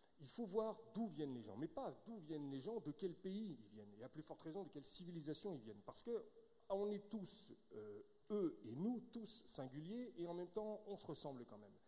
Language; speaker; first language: French; native; French